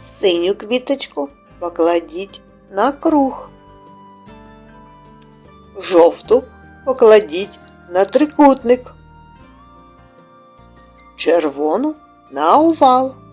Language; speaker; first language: Ukrainian; native; Ukrainian